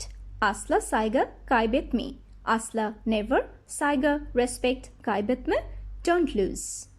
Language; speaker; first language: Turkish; non-native, learner; Bangla